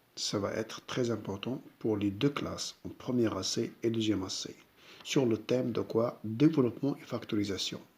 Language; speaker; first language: French; non-native, local second language; Arabic